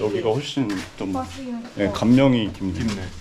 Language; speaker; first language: Korean; native; Korean